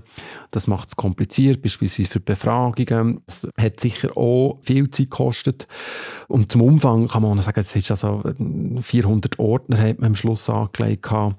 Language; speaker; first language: German; native; German